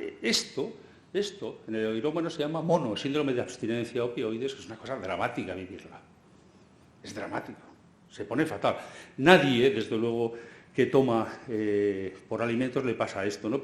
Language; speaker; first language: Spanish; native; Spanish